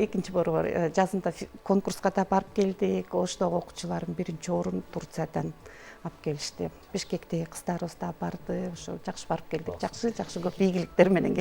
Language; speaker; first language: Kyrgyz; native; Kyrgyz